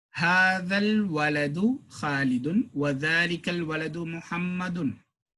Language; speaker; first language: Arabic; non-native, fluent; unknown